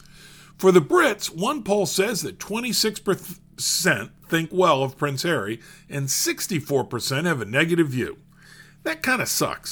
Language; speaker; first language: English; native; English